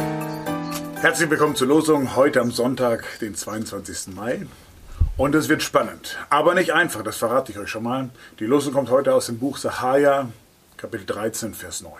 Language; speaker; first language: German; native; German